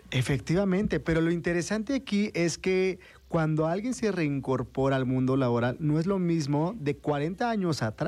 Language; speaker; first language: Spanish; native; Spanish